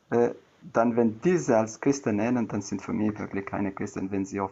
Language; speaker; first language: German; non-native, learner; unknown